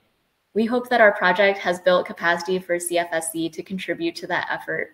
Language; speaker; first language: English; native; English